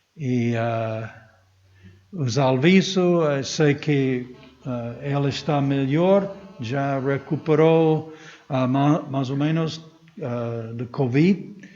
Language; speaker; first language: Portuguese; non-native, fluent; English